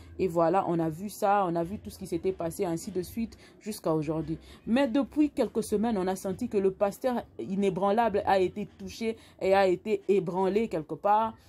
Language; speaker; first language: French; non-native, local second language; Lingala